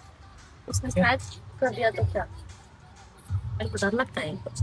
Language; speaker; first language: Hindi; non-native, local second language; Kannada